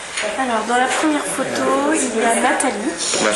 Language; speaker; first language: French; non-native, fluent; English